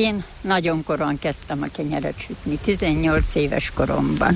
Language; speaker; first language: Hungarian; native; Hungarian